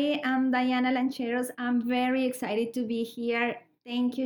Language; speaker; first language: English; non-native, learner; Spanish